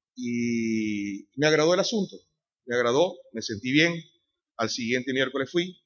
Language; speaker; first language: Spanish; native; Spanish